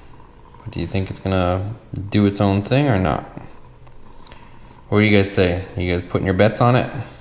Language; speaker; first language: English; native; English